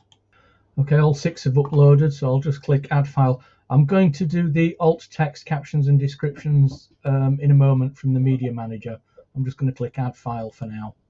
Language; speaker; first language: English; native; English